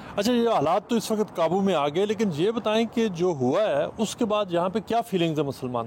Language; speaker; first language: Urdu; native; Urdu